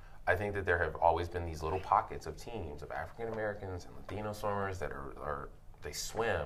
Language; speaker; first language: English; native; English